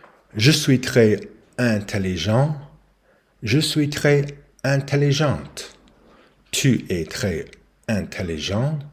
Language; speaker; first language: French; non-native, learner; English